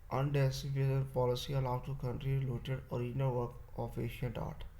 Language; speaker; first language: English; non-native, local second language; Punjabi